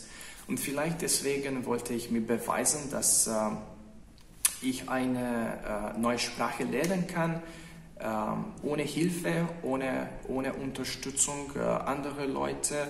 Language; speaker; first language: German; non-native, fluent; Hungarian